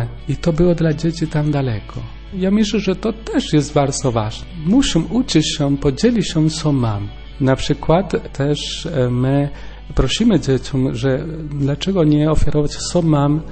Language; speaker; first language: Polish; non-native, learner; Spanish